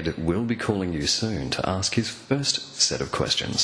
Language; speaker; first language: English; native; English